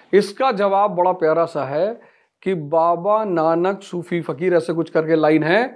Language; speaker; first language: Hindi; native; Hindi